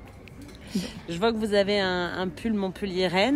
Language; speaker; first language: French; native; French